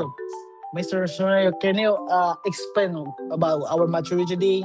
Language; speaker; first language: English; non-native, learner; Indonesian